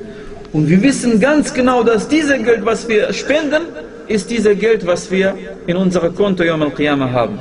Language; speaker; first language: German; non-native, fluent; Arabic